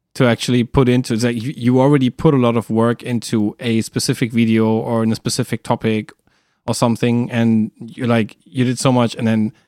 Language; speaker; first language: English; non-native, fluent; German